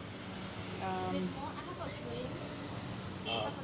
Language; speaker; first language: English; non-native, learner; Khmer